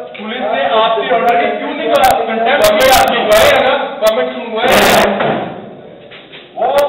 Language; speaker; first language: Urdu; native; Urdu